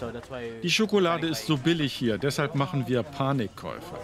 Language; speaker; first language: German; non-native, fluent; Romanian